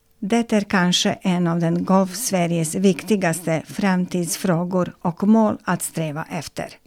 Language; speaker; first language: Swedish; non-native, fluent; Serbian